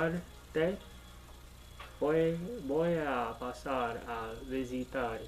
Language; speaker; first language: Spanish; non-native, learner; English